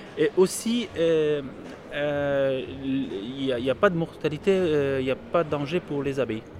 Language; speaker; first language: French; non-native, fluent; Turkish